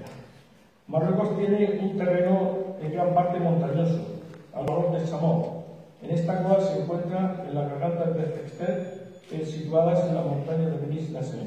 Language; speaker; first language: Spanish; native; Spanish